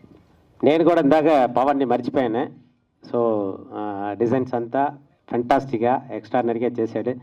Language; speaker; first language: Telugu; native; Telugu